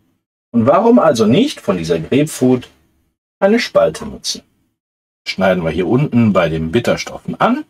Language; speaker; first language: German; native; German